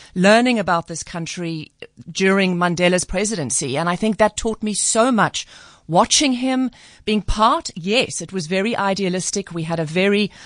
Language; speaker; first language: English; native; English